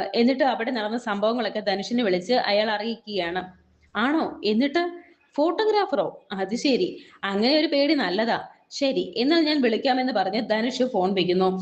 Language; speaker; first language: Malayalam; native; Malayalam